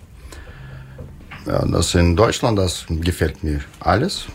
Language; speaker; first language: German; non-native, learner; Russian